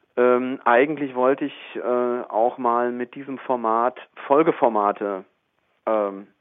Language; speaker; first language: German; native; German